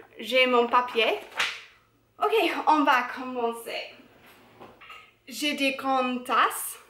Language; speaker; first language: French; non-native, learner; English